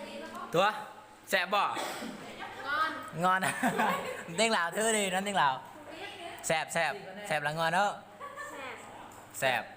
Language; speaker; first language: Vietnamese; non-native, learner; Lao